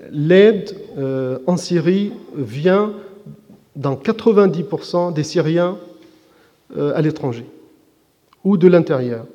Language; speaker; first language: French; non-native, fluent; Arabic